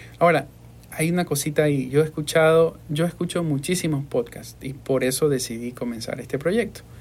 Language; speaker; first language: Spanish; native; Spanish